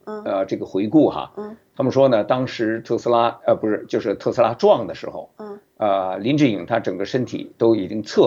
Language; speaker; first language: Chinese; native; Chinese